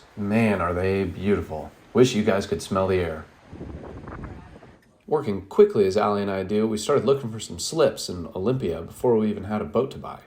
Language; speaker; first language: English; native; English